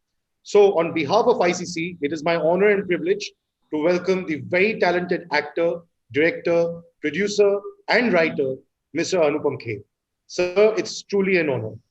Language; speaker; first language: English; non-native, local second language; Hindi